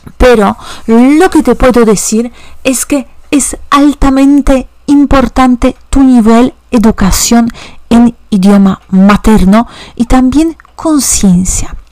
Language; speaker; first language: Spanish; non-native, fluent; Polish